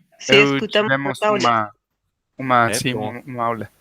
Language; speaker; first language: Portuguese; non-native, learner; Spanish